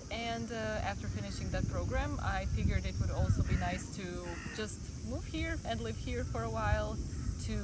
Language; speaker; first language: English; non-native, fluent; Croatian